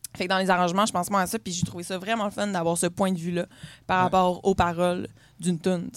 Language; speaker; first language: French; native; French